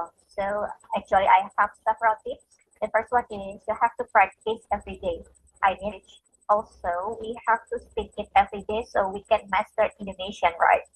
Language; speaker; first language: English; non-native, fluent; Indonesian